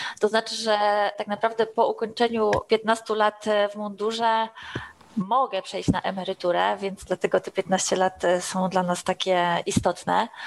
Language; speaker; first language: Polish; native; Polish